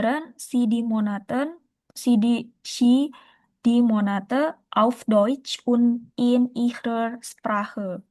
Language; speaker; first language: German; non-native, learner; Indonesian